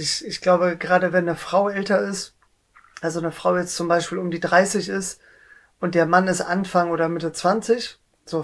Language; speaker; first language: German; native; German